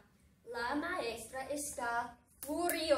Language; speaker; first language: Spanish; non-native, fluent; English